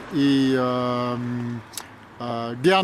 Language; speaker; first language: Spanish; non-native, learner; French